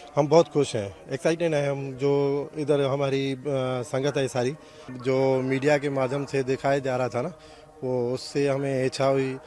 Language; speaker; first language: Urdu; non-native, local second language; Sindhi